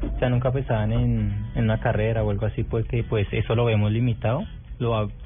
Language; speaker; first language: Spanish; native; Spanish